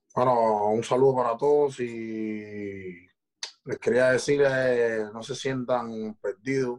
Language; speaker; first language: Spanish; native; Spanish